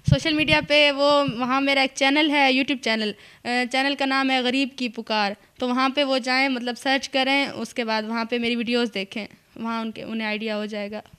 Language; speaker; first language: Urdu; non-native, local second language; Punjabi